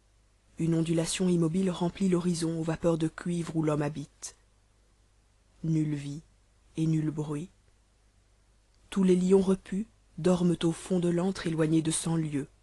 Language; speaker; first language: French; native; French